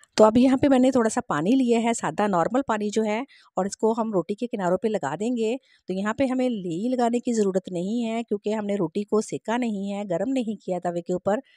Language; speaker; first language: Hindi; native; Hindi